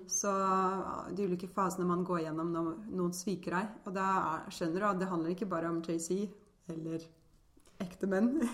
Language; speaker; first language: Norwegian; early bilingual, other home language; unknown